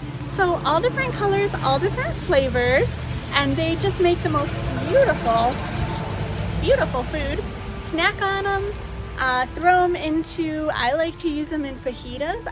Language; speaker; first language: English; native; English